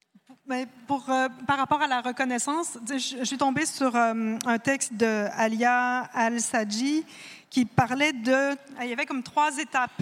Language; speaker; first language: French; native; French